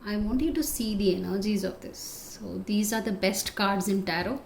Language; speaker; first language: English; non-native, local second language; Kannada